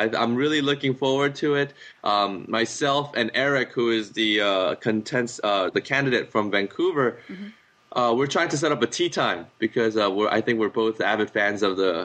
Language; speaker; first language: English; native; English